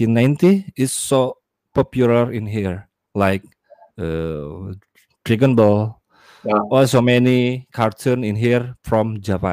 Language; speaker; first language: English; non-native, learner; Indonesian